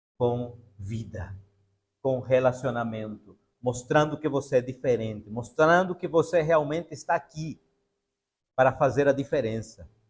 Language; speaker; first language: Portuguese; non-native, fluent; Spanish